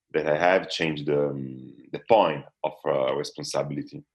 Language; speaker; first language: English; non-native, fluent; Italian